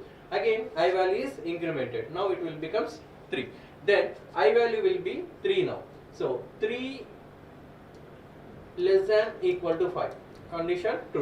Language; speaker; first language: English; non-native, local second language; Telugu